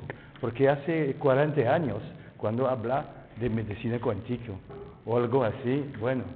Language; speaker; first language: Spanish; non-native, fluent; French